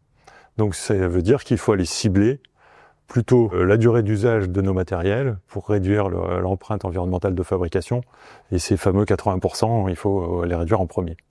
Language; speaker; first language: French; native; French